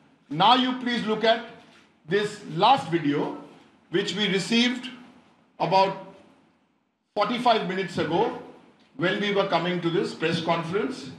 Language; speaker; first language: English; native; English